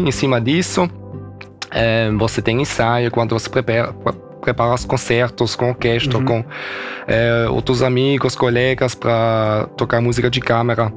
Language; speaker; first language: Portuguese; early bilingual, heritage; German